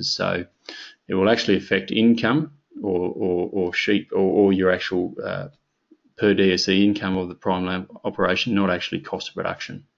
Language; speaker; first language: English; native; English